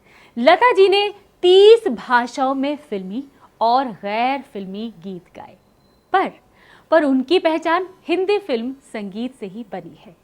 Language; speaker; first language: Hindi; native; Hindi